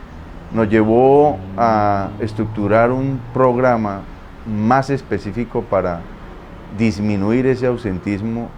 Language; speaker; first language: Spanish; native; Spanish